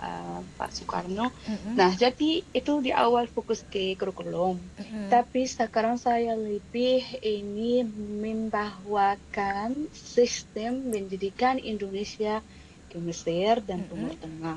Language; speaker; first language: Indonesian; non-native, fluent; Arabic